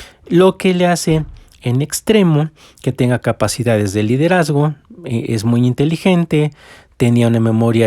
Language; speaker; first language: Spanish; native; Spanish